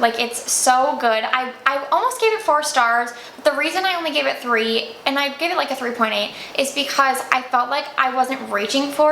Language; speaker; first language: English; native; English